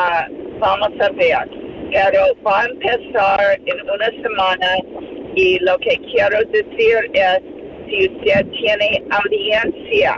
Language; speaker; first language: Spanish; non-native, learner; English